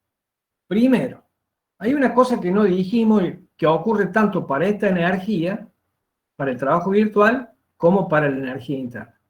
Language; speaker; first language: Spanish; native; Spanish